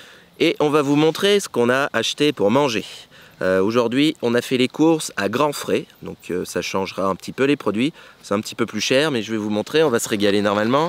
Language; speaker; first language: French; native; French